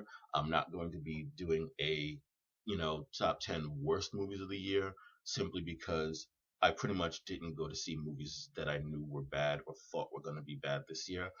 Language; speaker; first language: English; native; English